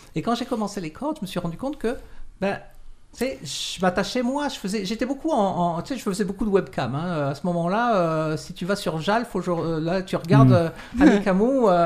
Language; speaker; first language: French; native; French